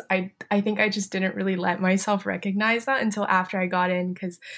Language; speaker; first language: English; non-native, fluent; Chinese